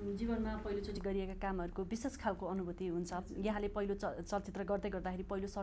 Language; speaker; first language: Nepali; native; Nepali